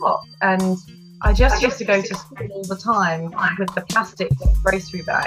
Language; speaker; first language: English; native; English